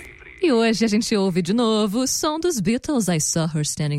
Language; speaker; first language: Portuguese; native; Portuguese